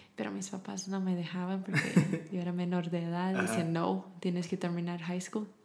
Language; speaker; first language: Spanish; non-native, fluent; English